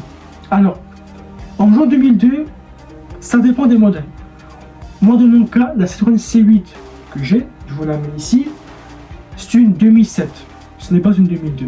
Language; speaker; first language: French; native; French